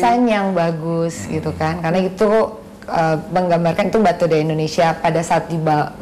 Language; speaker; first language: Indonesian; native; Indonesian